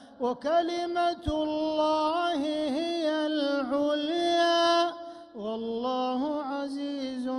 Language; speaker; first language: Arabic; native; Arabic